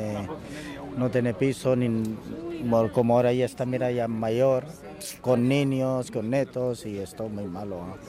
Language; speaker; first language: Spanish; non-native, learner; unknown